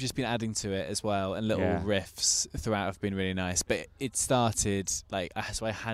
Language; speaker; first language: English; native; English